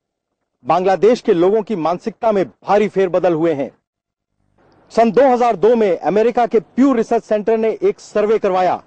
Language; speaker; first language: Hindi; native; Hindi